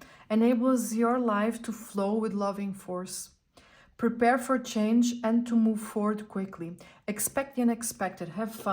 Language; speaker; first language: English; non-native, fluent; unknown